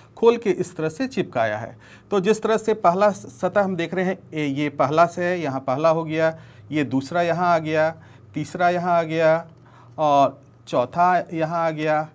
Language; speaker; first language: Hindi; native; Hindi